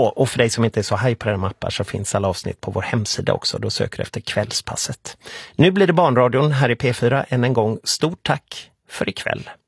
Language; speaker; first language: Swedish; native; Swedish